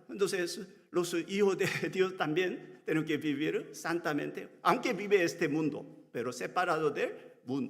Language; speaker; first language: Spanish; non-native, learner; Korean